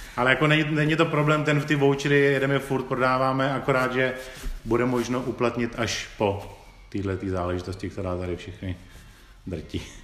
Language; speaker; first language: Czech; early bilingual, other home language; Greek